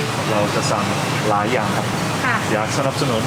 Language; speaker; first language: Thai; non-native, fluent; English